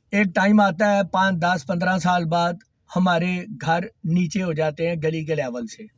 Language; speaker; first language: Urdu; non-native, local second language; Punjabi